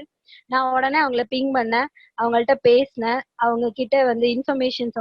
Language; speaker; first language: Tamil; native; Tamil